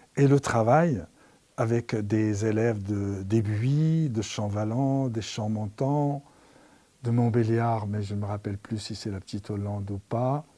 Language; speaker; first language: French; non-native, local second language; Arabic